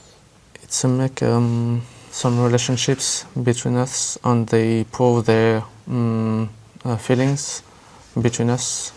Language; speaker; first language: English; non-native, learner; French